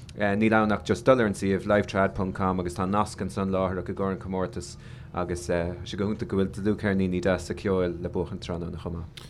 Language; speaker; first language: Irish; native; Irish